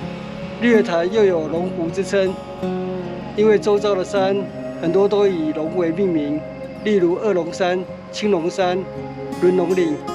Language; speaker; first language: Chinese; native; Chinese